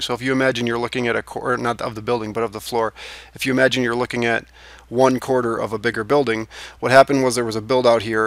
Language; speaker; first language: English; native; English